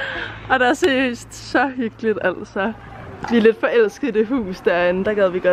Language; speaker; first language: Danish; native; Danish